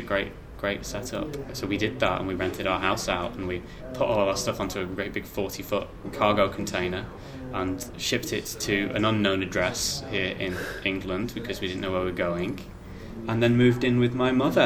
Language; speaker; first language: English; native; English